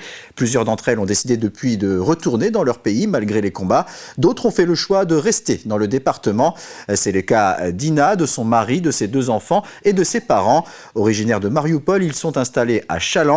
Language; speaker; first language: French; native; French